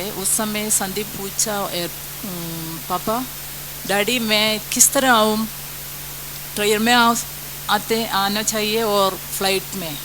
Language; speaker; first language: Hindi; non-native, local second language; Malayalam